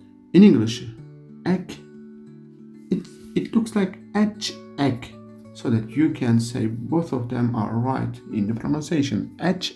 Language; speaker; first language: English; non-native, learner; Kurdish